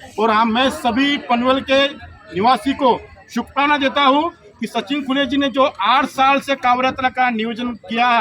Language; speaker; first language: Hindi; non-native, local second language; Marathi